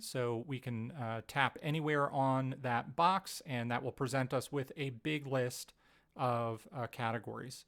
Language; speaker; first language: English; native; English